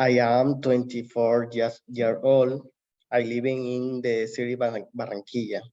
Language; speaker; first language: English; non-native, learner; Spanish